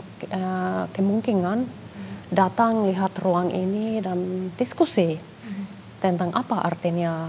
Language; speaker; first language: Indonesian; non-native, fluent; Finnish